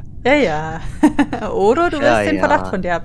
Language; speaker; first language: German; native; German